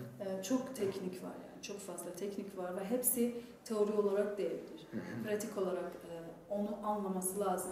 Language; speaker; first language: Turkish; non-native, fluent; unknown